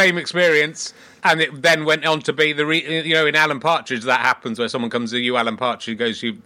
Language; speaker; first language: English; native; English